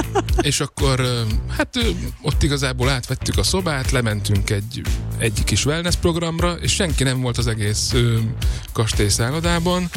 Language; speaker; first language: Hungarian; native; Hungarian